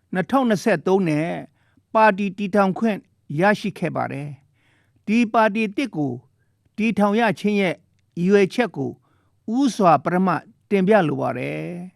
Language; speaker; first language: Burmese; non-native, local second language; Shan